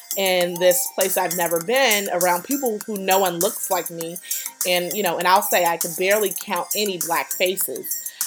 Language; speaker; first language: English; native; English